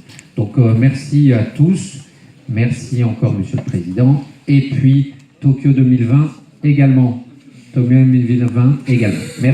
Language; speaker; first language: French; native; French